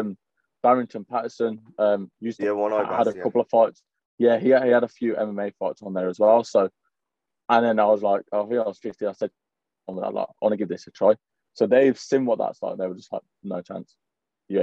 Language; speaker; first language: English; native; English